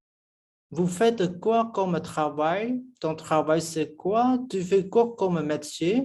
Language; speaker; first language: French; non-native, fluent; Khmer